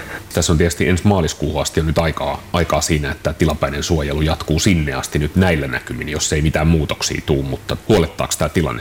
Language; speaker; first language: Finnish; native; Finnish